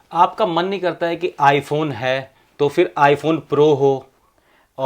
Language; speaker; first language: Hindi; native; Hindi